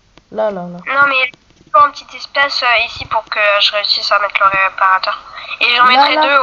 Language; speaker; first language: French; native; French